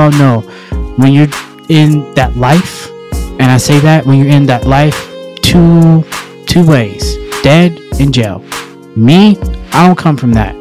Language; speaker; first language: English; native; English